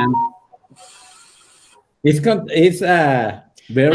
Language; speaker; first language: English; non-native, learner; Spanish